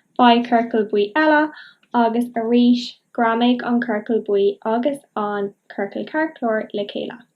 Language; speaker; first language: Irish; non-native, local second language; English